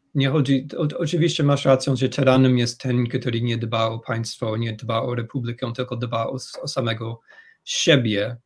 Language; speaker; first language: Polish; non-native, fluent; English